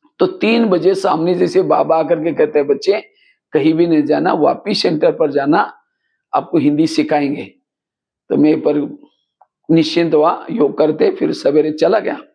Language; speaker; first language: Hindi; non-native, local second language; Marathi